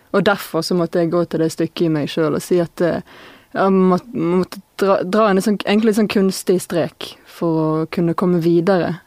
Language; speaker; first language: Norwegian; native; Norwegian